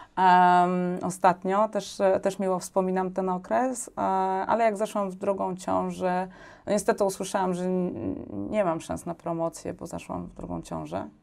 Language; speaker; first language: Polish; native; Polish